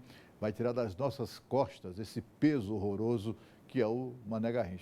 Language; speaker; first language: Portuguese; native; Portuguese